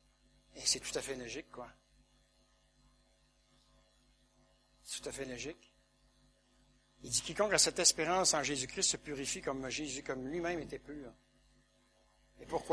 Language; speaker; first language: French; native; French